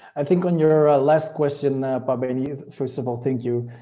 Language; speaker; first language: English; non-native, fluent; Dutch